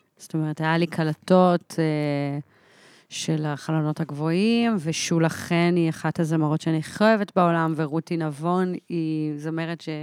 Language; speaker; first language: Hebrew; early bilingual, other home language; English